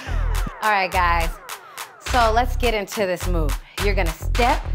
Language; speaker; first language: English; native; English